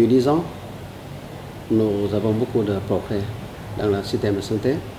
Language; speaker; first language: French; non-native, learner; Vietnamese